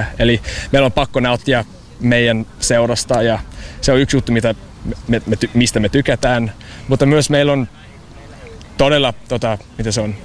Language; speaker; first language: Finnish; non-native, fluent; English